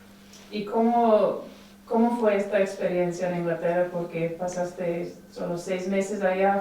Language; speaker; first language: Spanish; non-native, fluent; English